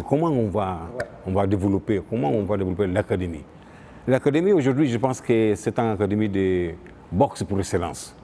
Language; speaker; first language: French; non-native, fluent; Portuguese